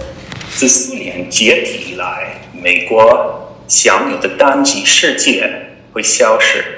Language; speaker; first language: Chinese; non-native, fluent; English